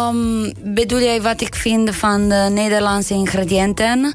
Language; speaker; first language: Dutch; non-native, learner; Italian